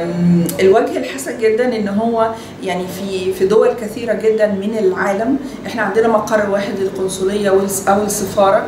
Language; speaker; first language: Arabic; native; Arabic